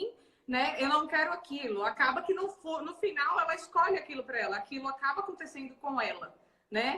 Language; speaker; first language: Portuguese; native; Portuguese